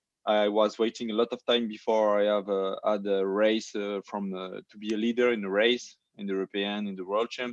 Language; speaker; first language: English; non-native, learner; French